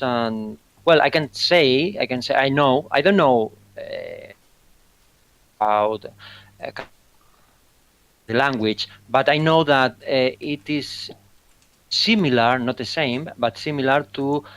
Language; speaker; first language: English; non-native, fluent; Spanish